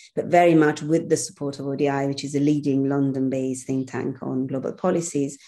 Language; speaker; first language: English; non-native, fluent; Italian